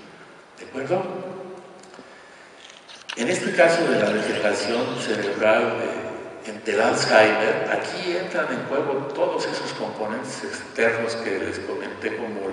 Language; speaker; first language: Spanish; native; Spanish